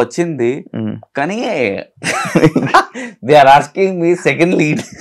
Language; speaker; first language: Telugu; non-native, local second language; Hindi